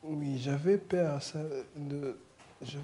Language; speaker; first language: French; non-native, learner; Kinyarwanda